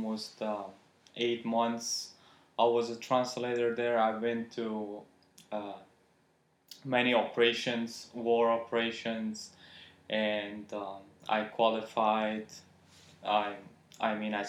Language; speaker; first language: English; non-native, fluent; Persian